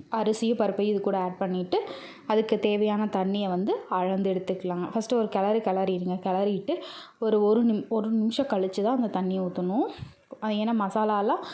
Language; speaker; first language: Tamil; native; Tamil